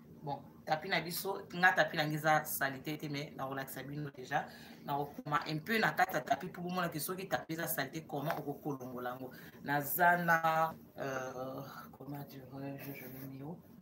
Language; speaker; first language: French; non-native, local second language; Lingala